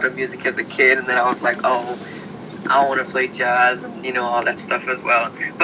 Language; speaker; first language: English; early bilingual, other home language; Slovak